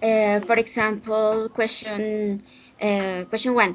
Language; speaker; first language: English; non-native, learner; Spanish